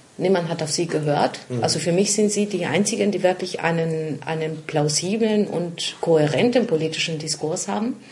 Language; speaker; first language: German; non-native, fluent; Spanish